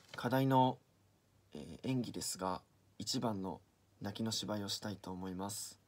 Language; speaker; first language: Japanese; native; Japanese